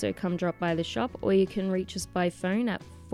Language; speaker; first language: English; native; English